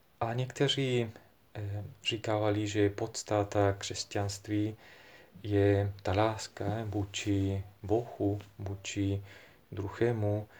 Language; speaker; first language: Czech; non-native, fluent; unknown